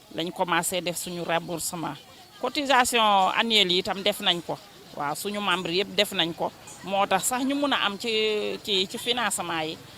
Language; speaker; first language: Wolof; non-native, local second language; Jola-Fonyi